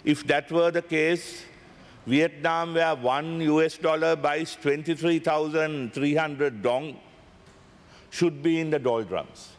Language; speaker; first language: English; non-native, local second language; Sinhala